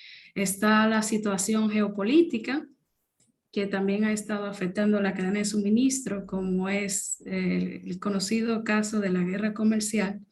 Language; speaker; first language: Spanish; native; Spanish